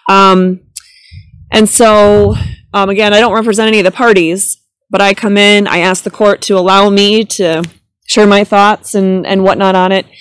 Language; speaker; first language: English; native; English